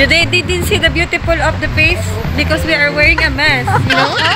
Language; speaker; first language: English; non-native, local second language; Filipino